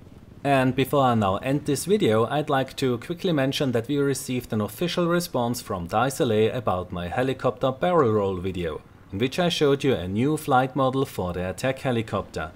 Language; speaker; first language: English; non-native, fluent; German